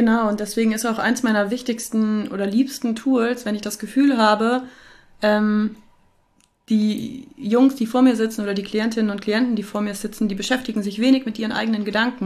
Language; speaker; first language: German; native; German